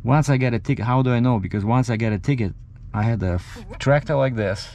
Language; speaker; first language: English; native; English